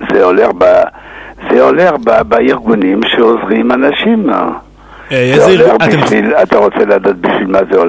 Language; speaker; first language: Hebrew; non-native, fluent; English